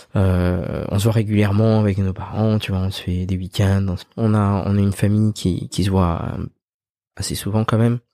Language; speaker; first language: French; early bilingual, other home language; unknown